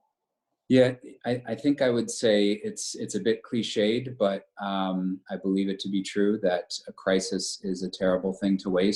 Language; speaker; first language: English; native; English